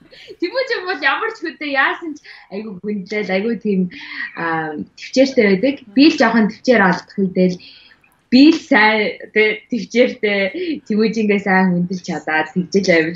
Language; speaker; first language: Mongolian; early bilingual, heritage; Mongolian